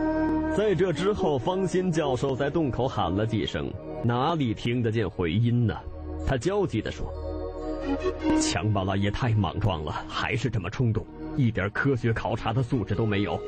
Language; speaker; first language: Chinese; native; Chinese